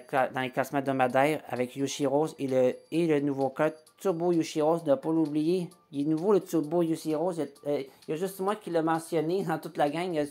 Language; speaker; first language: French; native; French